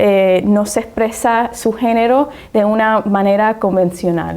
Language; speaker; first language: Spanish; early bilingual, heritage; Spanish